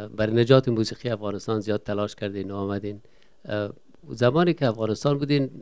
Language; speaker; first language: Persian; native; Persian